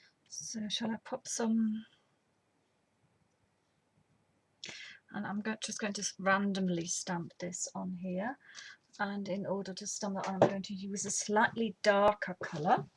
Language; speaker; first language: English; native; English